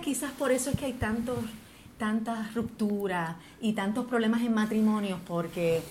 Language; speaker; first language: Spanish; early bilingual, heritage; Spanish